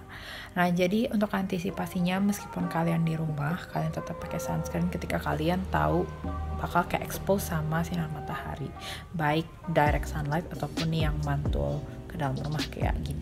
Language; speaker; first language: Indonesian; native; Indonesian